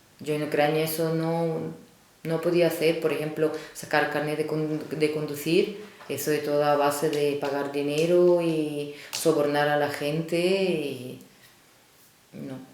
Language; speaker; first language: Spanish; non-native, fluent; Russian